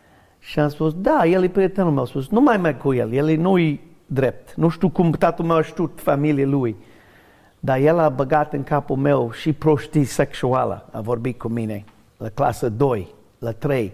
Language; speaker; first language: Romanian; non-native, learner; English